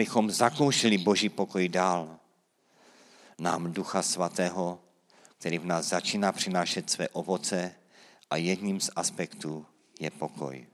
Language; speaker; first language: Czech; native; Czech